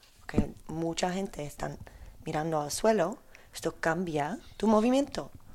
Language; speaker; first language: Spanish; non-native, learner; Polish